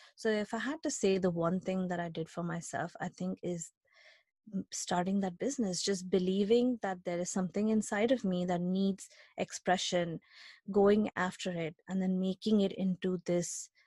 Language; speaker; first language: English; non-native, local second language; Hindi